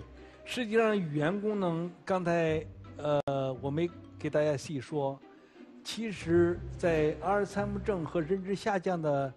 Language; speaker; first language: Chinese; native; Chinese